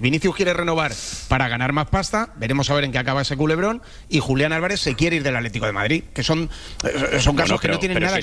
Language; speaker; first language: Spanish; native; Spanish